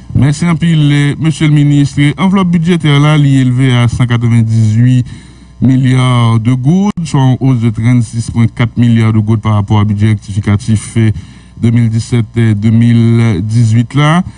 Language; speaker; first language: French; non-native, local second language; Haitian Creole